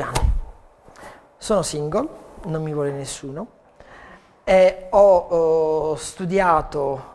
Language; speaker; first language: Italian; native; Italian